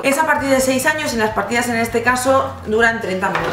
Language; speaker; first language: Spanish; native; Spanish